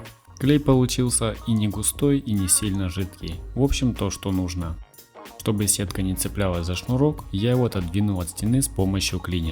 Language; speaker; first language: Russian; native; Russian